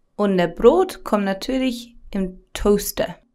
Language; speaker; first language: German; non-native, fluent; English